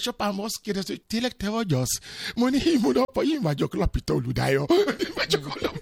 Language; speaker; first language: Hungarian; non-native, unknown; Albanian